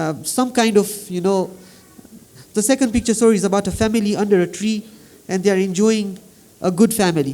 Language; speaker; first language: English; non-native, fluent; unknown